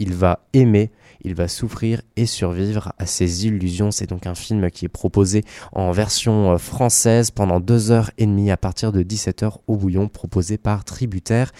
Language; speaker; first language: French; native; French